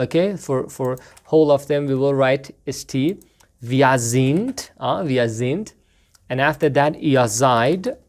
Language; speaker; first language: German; non-native, fluent; Persian